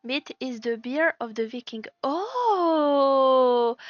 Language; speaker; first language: English; non-native, learner; French